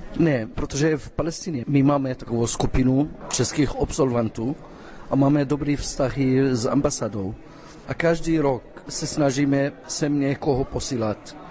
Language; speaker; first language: Czech; non-native, fluent; Arabic